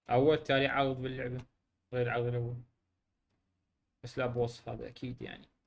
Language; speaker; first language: Arabic; native; Arabic